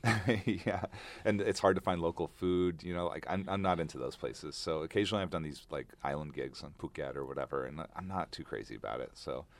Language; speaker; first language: English; native; English